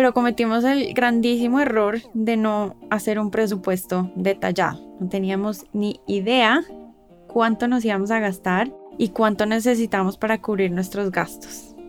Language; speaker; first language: Spanish; native; Spanish